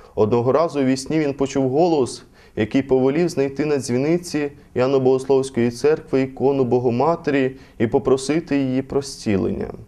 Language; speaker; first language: Ukrainian; native; Ukrainian